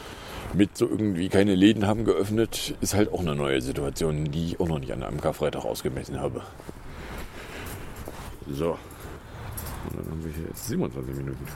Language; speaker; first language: German; native; German